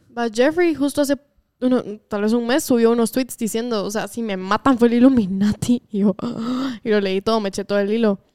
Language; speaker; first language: Spanish; native; Spanish